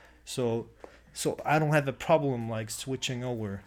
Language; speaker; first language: English; non-native, fluent; Russian